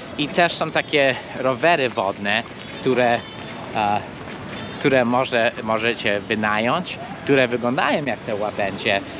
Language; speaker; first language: Polish; non-native, fluent; English